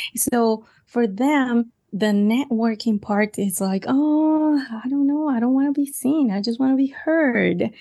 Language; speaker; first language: English; non-native, fluent; Spanish